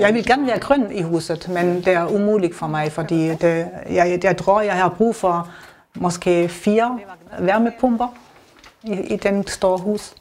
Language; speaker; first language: Danish; non-native, learner; German